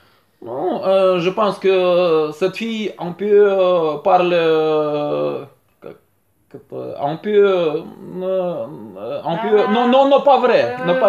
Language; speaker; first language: French; non-native, learner; Russian